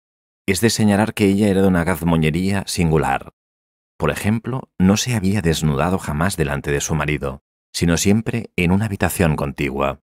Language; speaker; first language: Spanish; native; Spanish